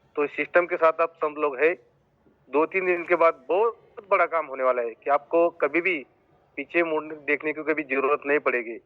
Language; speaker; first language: Hindi; non-native, local second language; Marathi